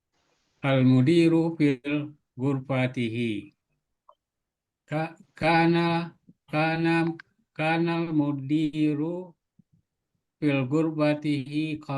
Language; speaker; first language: Arabic; non-native, learner; Indonesian